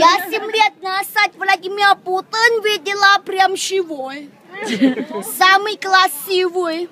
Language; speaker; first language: Russian; non-native, learner; Thai